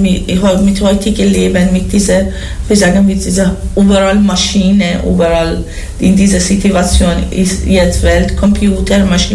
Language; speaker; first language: German; non-native, learner; Persian